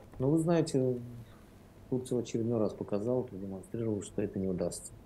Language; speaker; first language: Russian; non-native, local second language; Azerbaijani